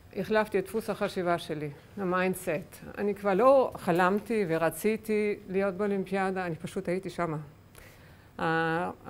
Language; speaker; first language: Hebrew; non-native, fluent; German